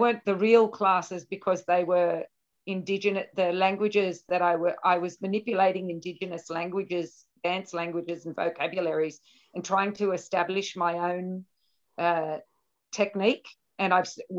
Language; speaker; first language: English; native; English